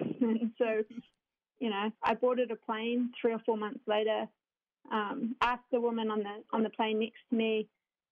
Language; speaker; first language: English; native; English